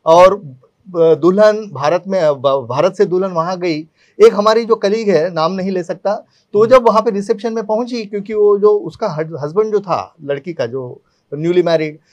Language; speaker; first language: Hindi; native; Hindi